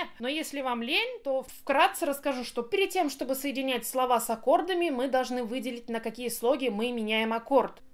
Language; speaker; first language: Russian; native; Russian